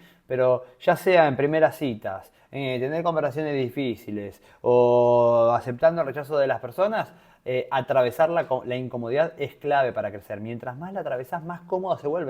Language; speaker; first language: Spanish; native; Spanish